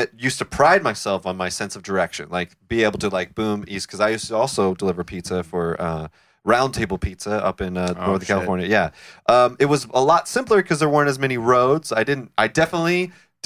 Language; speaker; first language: English; native; English